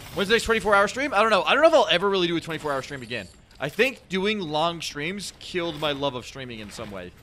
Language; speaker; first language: English; native; English